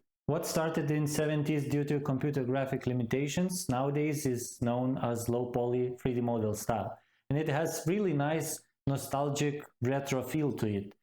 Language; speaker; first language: English; non-native, fluent; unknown